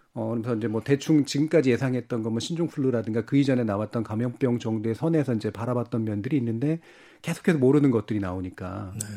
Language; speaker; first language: Korean; native; Korean